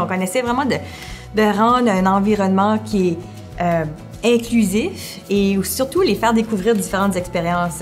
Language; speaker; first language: French; native; French